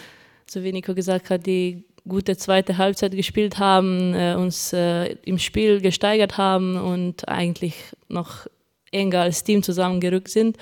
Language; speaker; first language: German; non-native, fluent; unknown